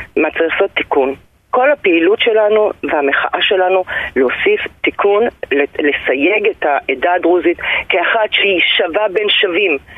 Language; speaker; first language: Hebrew; native; Hebrew